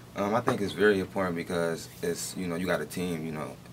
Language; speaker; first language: English; native; English